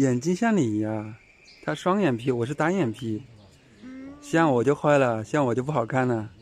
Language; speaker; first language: Chinese; native; Chinese